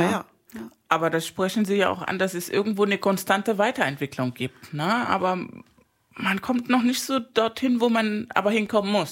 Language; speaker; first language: German; non-native, fluent; Spanish